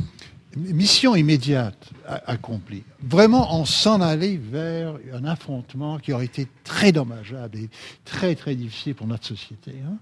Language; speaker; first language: French; native; French